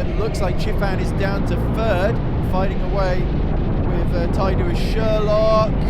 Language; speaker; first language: English; native; English